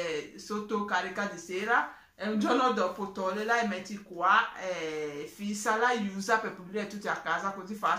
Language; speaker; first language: Italian; non-native, learner; English